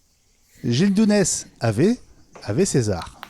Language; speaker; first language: French; native; French